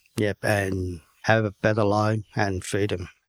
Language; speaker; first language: English; non-native, learner; Vietnamese